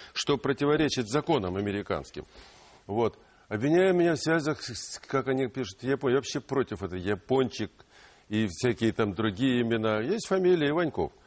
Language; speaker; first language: Russian; non-native, local second language; Ukrainian